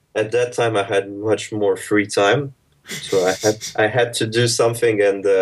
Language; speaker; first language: English; early bilingual, other home language; Russian